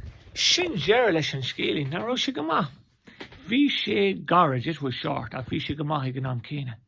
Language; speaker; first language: Irish; non-native, local second language; English